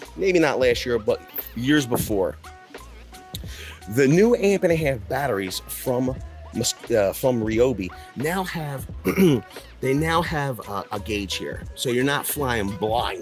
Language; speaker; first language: English; native; English